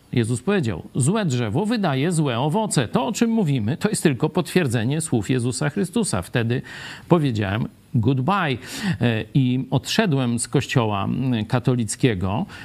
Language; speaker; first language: Polish; native; Polish